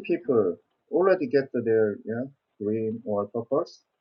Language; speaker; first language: English; non-native, learner; Korean